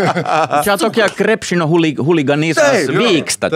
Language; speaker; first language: Lithuanian; non-native, fluent; Finnish